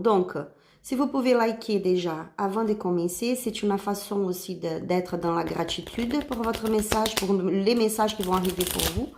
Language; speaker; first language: French; non-native, learner; Spanish